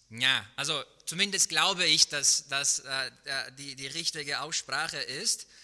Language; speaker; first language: German; non-native, fluent; Portuguese